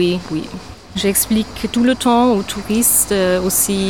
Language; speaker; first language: French; non-native, fluent; German